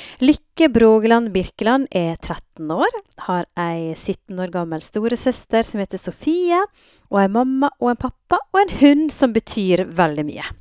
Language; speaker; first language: Norwegian; native; Norwegian